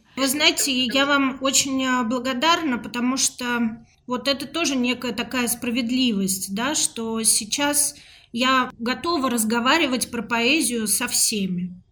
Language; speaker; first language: Russian; native; Russian